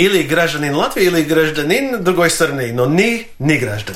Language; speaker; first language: Russian; non-native, fluent; Latvian